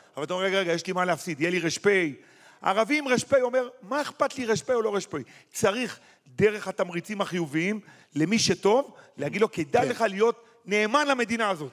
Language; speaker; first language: Hebrew; native; Hebrew